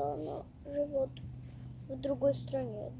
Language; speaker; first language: Russian; early bilingual, heritage; Russian